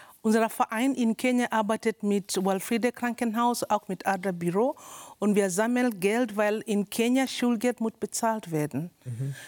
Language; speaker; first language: German; non-native, learner; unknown